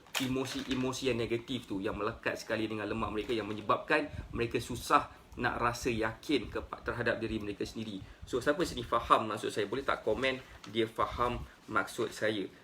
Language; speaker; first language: Malay; native; Malay